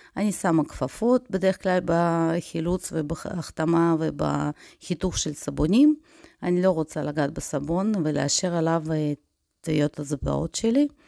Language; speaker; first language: Hebrew; non-native, fluent; Russian